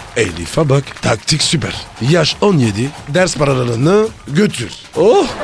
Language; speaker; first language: Turkish; non-native, fluent; French